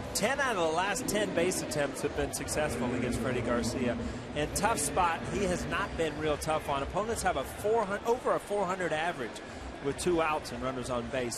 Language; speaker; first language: English; native; English